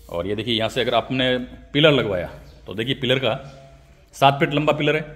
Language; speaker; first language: Hindi; native; Hindi